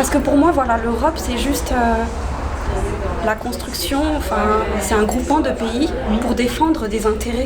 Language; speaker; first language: French; early bilingual, other home language; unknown